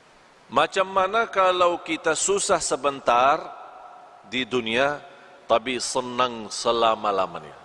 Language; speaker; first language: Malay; non-native, fluent; Arabic